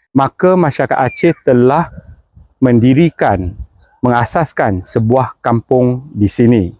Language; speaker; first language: Malay; native; Malay